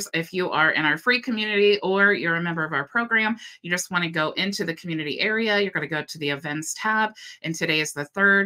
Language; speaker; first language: English; native; English